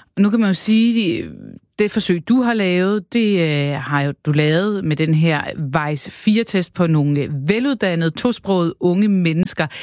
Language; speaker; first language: Danish; native; Danish